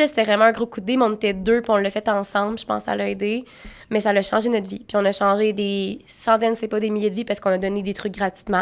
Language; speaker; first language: French; native; French